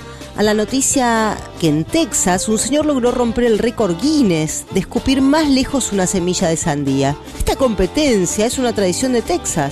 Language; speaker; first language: Spanish; native; Spanish